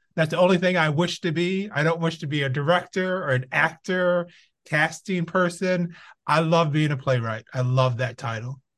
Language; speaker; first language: English; native; English